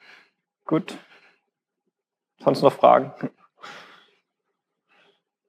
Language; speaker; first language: German; native; German